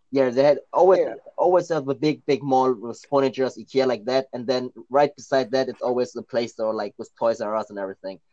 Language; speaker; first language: English; early bilingual, other home language; Thai